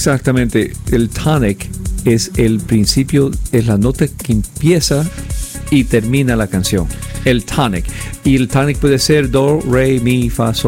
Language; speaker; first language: Spanish; early bilingual, heritage; Spanish